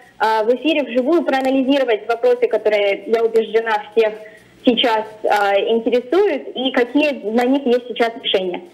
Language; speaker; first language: Russian; early bilingual, other home language; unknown